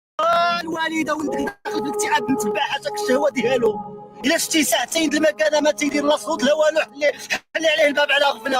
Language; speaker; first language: Arabic; native; Arabic